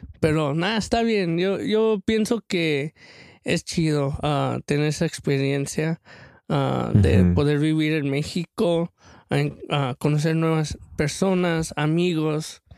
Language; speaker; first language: Spanish; early bilingual, other home language; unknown